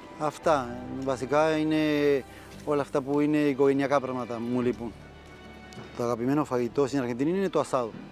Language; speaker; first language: Greek; non-native, fluent; Spanish